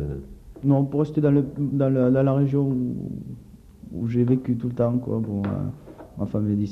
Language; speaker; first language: French; native; French